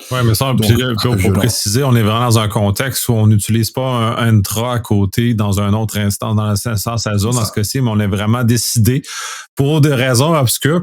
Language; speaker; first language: French; native; French